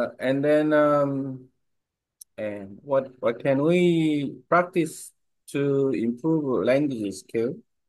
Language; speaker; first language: English; non-native, learner; Korean